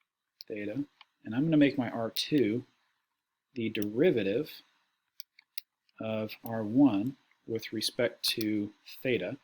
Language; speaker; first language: English; native; English